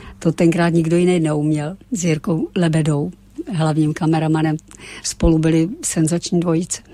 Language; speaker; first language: Czech; native; Czech